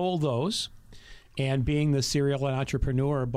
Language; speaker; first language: English; native; English